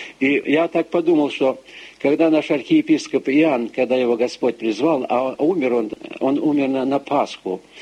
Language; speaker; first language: Russian; early bilingual, heritage; Russian